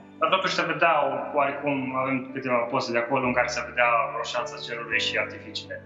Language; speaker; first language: Romanian; native; Romanian